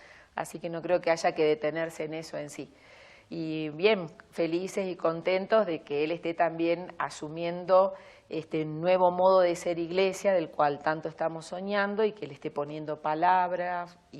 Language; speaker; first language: Spanish; native; Spanish